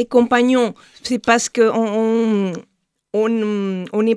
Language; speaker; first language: French; non-native, fluent; Spanish